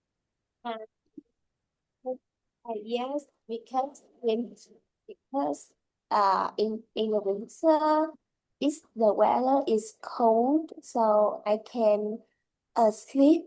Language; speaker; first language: English; non-native, learner; Vietnamese